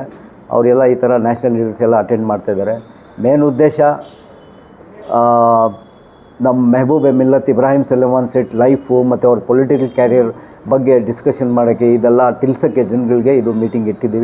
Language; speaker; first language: Kannada; non-native, local second language; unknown